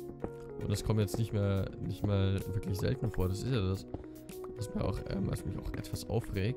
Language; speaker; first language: German; native; German